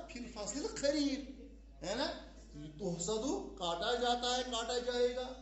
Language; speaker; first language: Urdu; non-native, local second language; Kashmiri